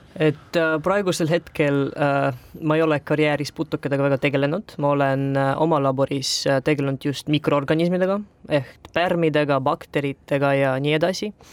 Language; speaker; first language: Estonian; non-native, local second language; Russian